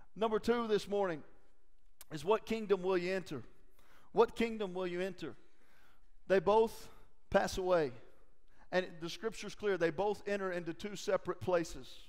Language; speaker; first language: English; native; English